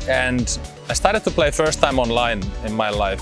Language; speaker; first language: English; non-native, fluent; Finnish